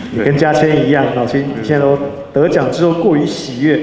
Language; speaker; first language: Chinese; native; Chinese